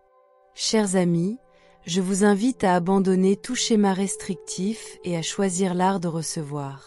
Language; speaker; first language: French; native; French